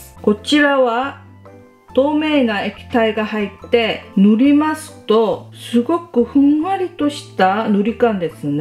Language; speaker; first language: Japanese; non-native, fluent; Korean